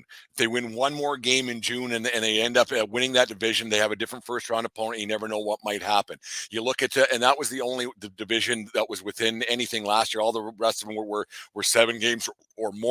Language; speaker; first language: English; native; English